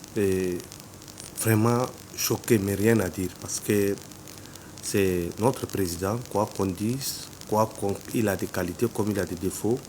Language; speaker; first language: French; non-native, local second language; Arabic